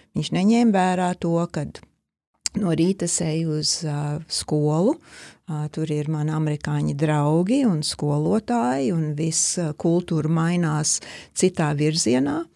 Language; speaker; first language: Latvian; early bilingual, heritage; Latvian